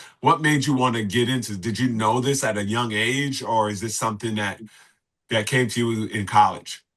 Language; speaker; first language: English; native; English